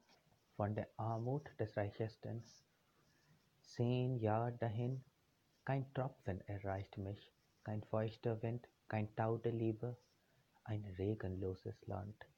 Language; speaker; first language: German; non-native, fluent; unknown